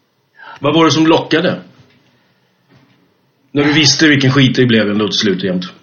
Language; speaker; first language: Swedish; native; Swedish